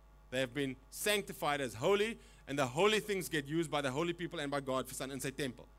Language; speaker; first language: English; non-native, local second language; Afrikaans